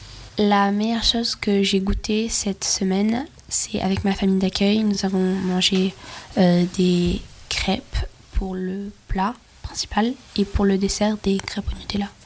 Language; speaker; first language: French; non-native, learner; Swedish